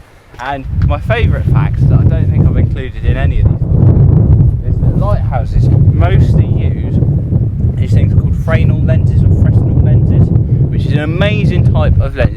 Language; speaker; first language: English; native; English